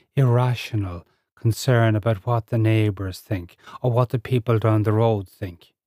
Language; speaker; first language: English; native; English